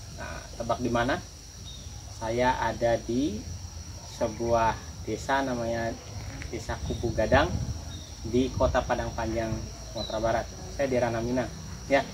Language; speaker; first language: Indonesian; non-native, local second language; Sundanese